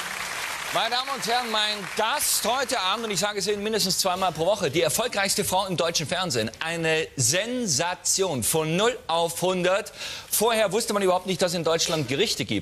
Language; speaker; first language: German; native; German